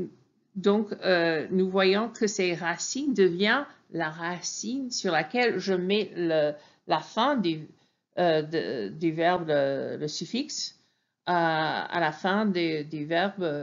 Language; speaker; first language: French; non-native, fluent; English